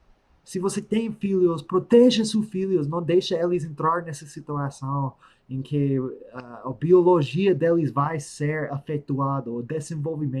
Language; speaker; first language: Portuguese; non-native, fluent; English